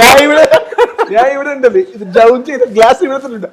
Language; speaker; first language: Malayalam; non-native, learner; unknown